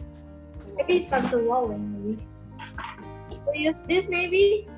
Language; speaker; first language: English; non-native, learner; Indonesian